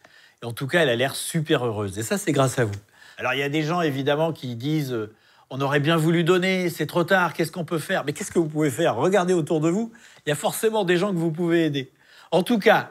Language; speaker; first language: French; native; French